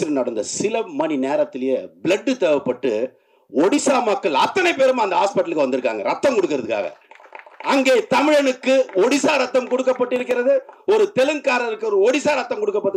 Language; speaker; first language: Tamil; native; Tamil